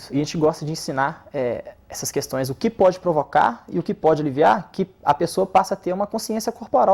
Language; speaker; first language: Portuguese; native; Portuguese